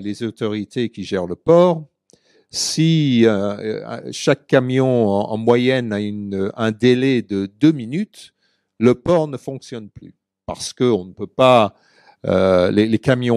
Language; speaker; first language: French; early bilingual, other home language; English